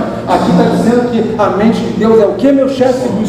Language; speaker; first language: Portuguese; native; Portuguese